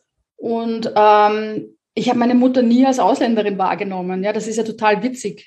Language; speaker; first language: German; native; German